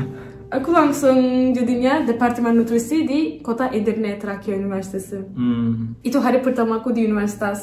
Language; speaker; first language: Indonesian; non-native, fluent; Turkish